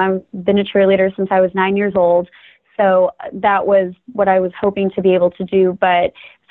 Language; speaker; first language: English; native; English